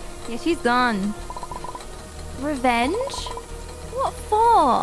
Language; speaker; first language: English; native; English